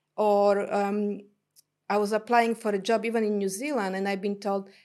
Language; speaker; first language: English; non-native, fluent; Slovak